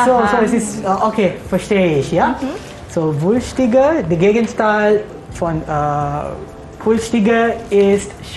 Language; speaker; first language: German; non-native, learner; Malay